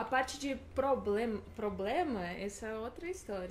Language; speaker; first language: Portuguese; non-native, fluent; Russian